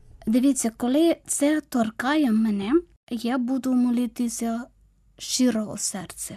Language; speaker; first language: Ukrainian; non-native, fluent; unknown